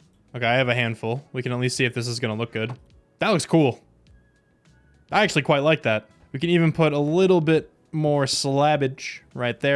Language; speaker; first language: English; native; English